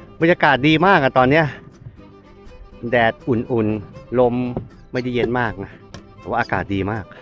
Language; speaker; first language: Thai; native; Thai